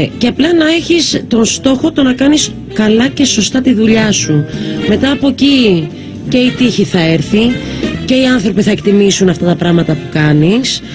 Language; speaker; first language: Greek; early bilingual, heritage; Greek